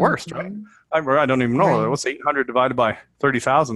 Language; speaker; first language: English; native; English